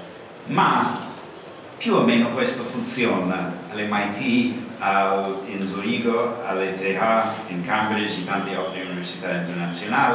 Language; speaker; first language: Italian; non-native, learner; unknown